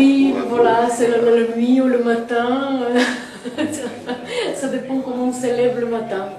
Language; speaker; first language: French; non-native, fluent; Italian